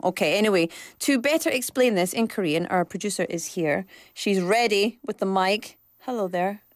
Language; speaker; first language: English; native; English